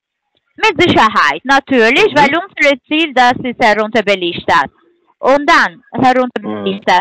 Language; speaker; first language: German; non-native, fluent; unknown